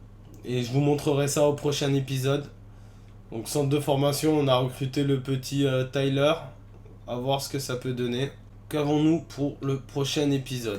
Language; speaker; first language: French; native; French